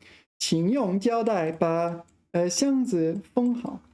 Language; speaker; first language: Chinese; non-native, fluent; English